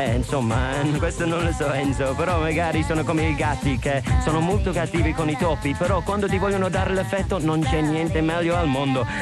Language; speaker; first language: Italian; non-native, fluent; English